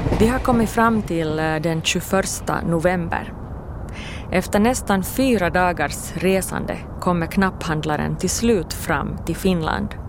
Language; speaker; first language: Swedish; native; Swedish